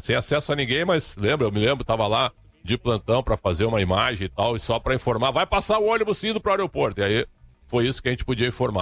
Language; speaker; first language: Portuguese; native; Portuguese